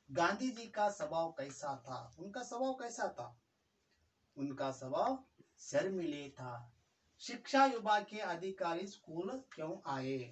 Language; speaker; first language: Hindi; non-native, local second language; Kannada